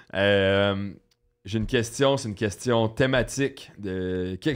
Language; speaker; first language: French; native; French